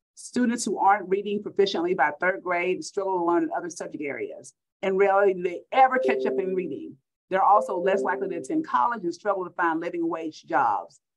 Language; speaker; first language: English; native; English